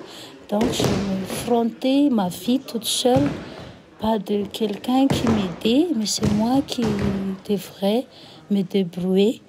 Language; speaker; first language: French; non-native, local second language; Malagasy